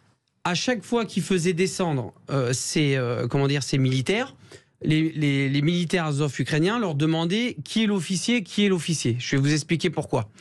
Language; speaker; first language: French; native; French